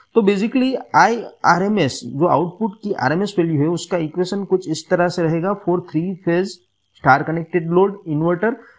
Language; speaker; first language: Hindi; non-native, local second language; Gujarati